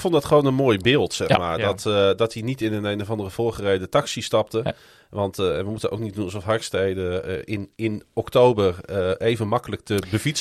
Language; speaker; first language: Dutch; native; Dutch